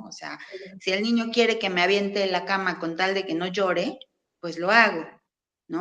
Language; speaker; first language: Spanish; native; Spanish